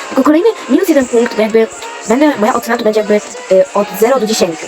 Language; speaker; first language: Polish; native; Polish